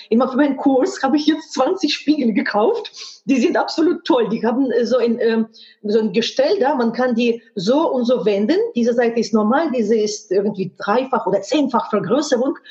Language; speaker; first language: German; non-native, fluent; Russian